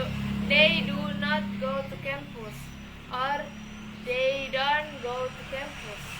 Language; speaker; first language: English; non-native, learner; Indonesian